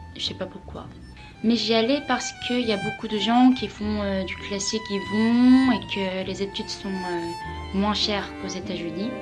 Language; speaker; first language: French; non-native, fluent; Korean